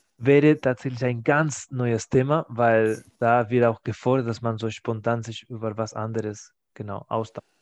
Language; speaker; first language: German; non-native, fluent; Spanish